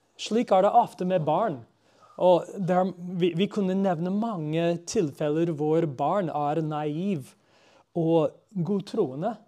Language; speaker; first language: Norwegian; non-native, fluent; English